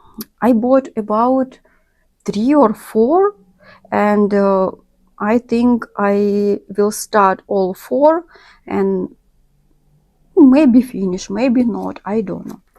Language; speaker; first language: English; non-native, learner; Russian